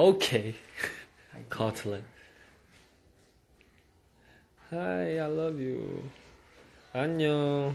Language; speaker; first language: English; non-native, learner; Korean